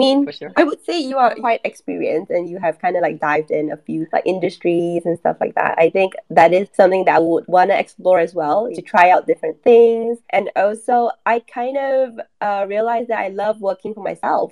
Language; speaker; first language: English; non-native, local second language; Chinese